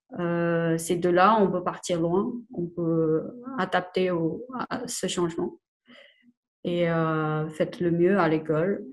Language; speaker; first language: French; non-native, fluent; Chinese